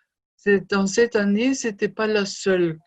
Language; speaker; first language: French; non-native, fluent; German